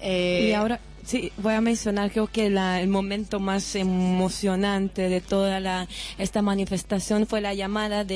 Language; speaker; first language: Spanish; native; Spanish